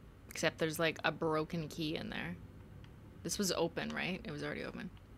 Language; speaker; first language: English; native; English